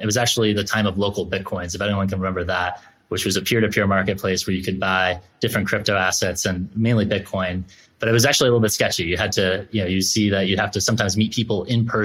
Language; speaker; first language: English; native; English